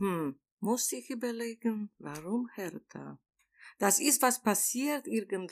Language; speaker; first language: German; non-native, learner; Polish